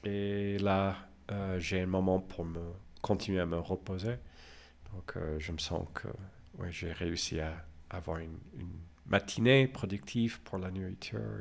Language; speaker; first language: French; non-native, fluent; English